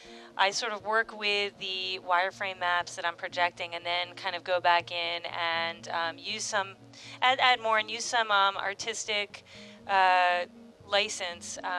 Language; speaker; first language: English; native; English